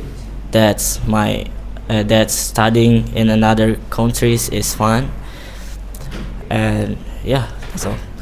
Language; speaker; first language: English; non-native, learner; Indonesian